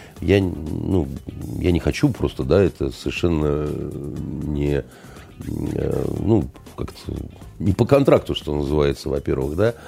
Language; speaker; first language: Russian; native; Russian